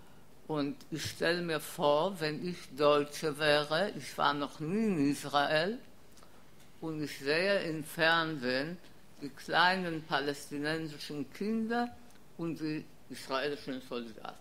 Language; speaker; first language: German; non-native, fluent; Polish